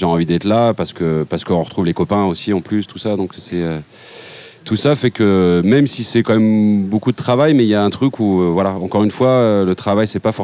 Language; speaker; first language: French; native; French